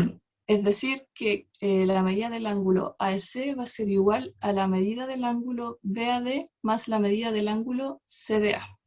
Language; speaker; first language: Spanish; native; Spanish